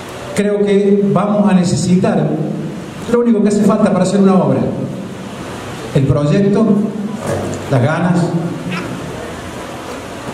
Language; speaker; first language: Spanish; native; Spanish